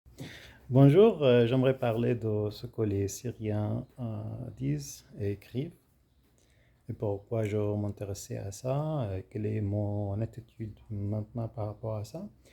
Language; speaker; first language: French; non-native, fluent; Arabic